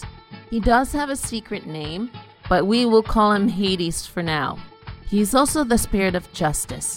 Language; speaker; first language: English; native; English